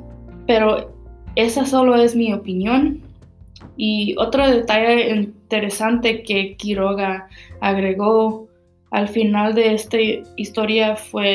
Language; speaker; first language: Spanish; early bilingual, heritage; Spanish